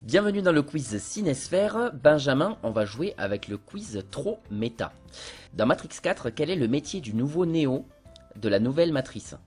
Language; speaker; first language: French; native; French